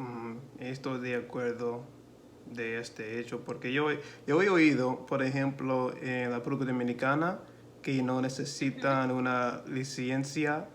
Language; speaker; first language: Spanish; non-native, learner; English